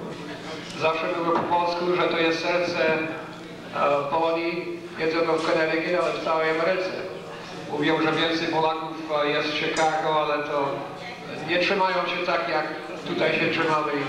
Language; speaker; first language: Polish; early bilingual, heritage; English